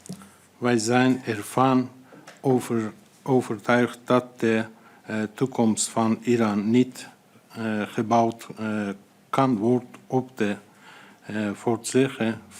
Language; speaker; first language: Dutch; non-native, fluent; Azerbaijani